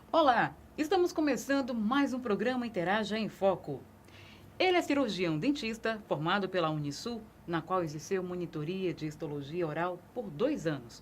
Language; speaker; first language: Portuguese; native; Portuguese